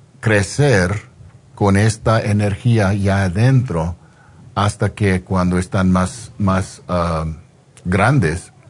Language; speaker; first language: Spanish; non-native, fluent; English